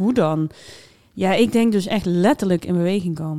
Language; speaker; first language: Dutch; native; Dutch